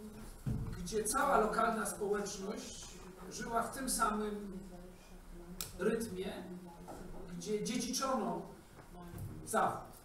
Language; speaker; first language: Polish; native; Polish